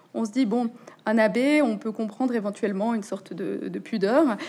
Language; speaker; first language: French; native; French